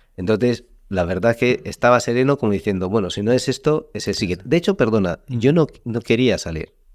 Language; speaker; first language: Spanish; non-native, fluent; Italian